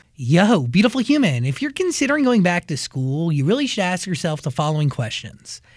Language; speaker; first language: English; native; English